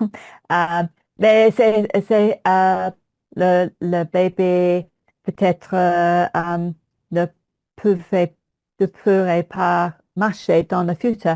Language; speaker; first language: French; non-native, learner; English